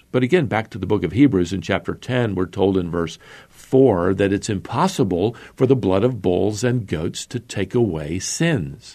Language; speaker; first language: English; native; English